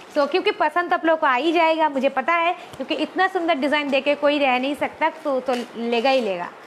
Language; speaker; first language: Hindi; non-native, local second language; Bangla